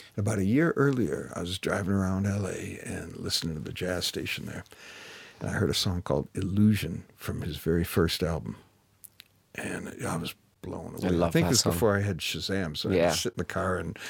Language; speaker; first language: English; native; English